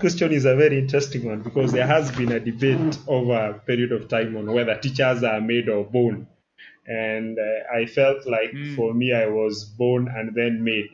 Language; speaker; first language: English; non-native, local second language; Kikuyu